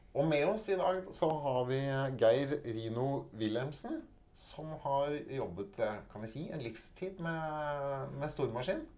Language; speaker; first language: Norwegian; native; Norwegian